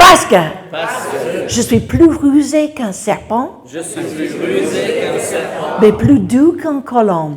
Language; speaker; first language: French; non-native, fluent; English